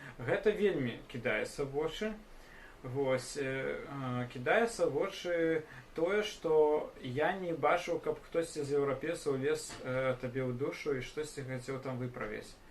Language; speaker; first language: Belarusian; non-native, local second language; Russian